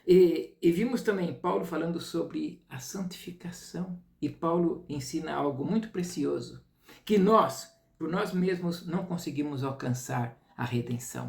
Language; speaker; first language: Portuguese; native; Portuguese